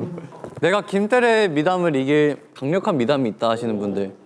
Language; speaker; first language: Korean; native; Korean